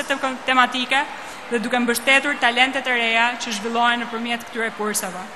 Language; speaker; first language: Albanian; native; Albanian